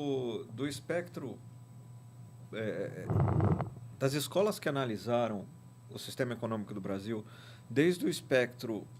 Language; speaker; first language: Portuguese; native; Portuguese